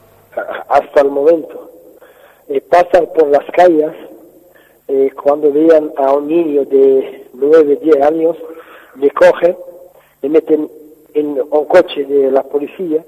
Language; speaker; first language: Spanish; non-native, fluent; Arabic